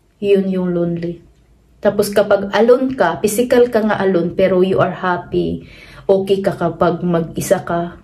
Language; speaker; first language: Filipino; non-native, local second language; Cebuano